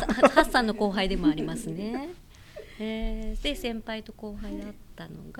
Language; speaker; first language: Japanese; native; Japanese